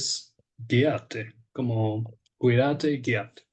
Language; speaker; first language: Spanish; non-native, learner; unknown